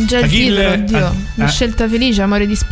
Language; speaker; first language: Italian; native; Italian